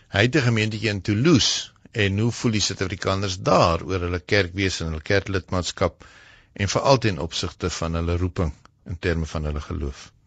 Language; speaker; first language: Afrikaans; native; Afrikaans